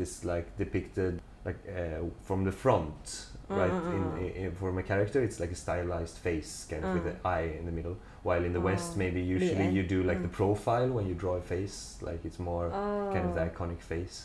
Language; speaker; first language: English; non-native, fluent; Swedish